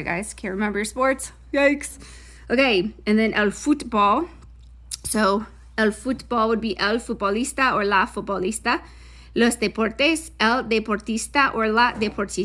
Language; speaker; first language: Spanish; non-native, fluent; English